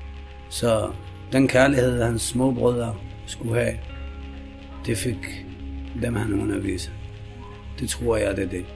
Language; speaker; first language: Danish; non-native, fluent; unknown